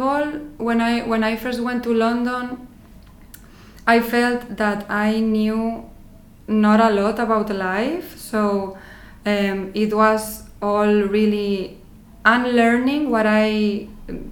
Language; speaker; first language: English; non-native, fluent; Spanish